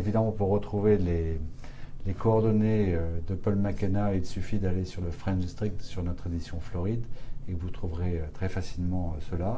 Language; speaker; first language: French; native; French